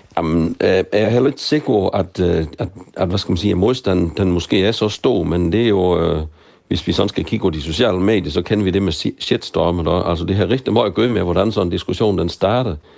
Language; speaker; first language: Danish; non-native, local second language; German